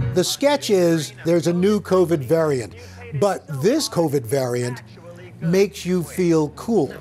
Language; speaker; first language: English; native; English